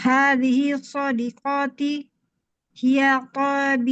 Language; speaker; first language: Arabic; non-native, learner; Indonesian